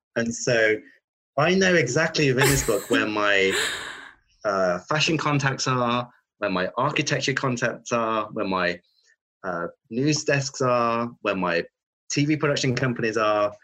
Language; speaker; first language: English; native; English